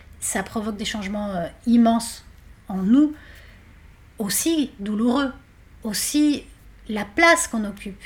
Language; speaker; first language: French; non-native, fluent; Spanish